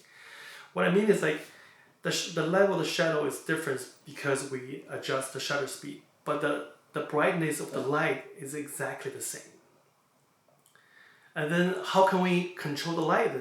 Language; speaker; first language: English; non-native, fluent; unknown